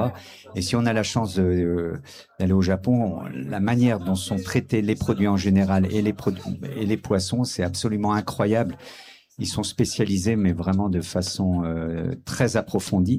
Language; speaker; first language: French; native; French